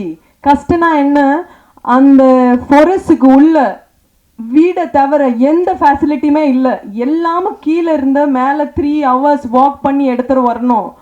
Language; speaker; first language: Tamil; non-native, fluent; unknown